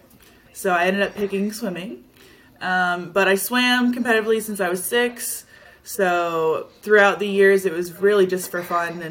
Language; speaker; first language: English; native; English